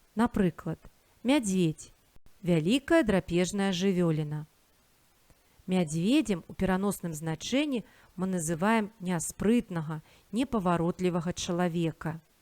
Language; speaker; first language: Belarusian; native; Belarusian